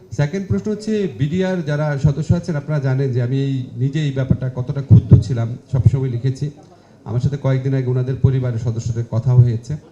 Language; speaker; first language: Bangla; native; Bangla